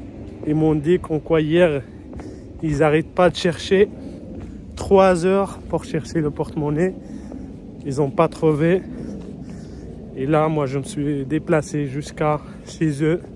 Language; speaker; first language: French; non-native, fluent; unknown